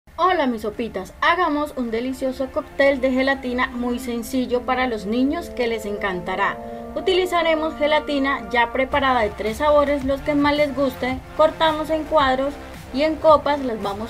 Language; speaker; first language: Spanish; native; Spanish